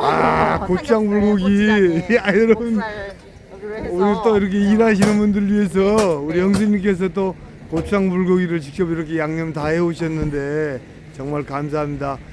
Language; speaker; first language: Korean; native; Korean